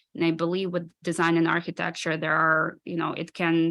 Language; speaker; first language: English; non-native, fluent; Ukrainian